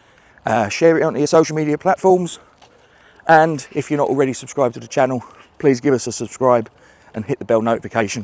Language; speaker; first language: English; native; English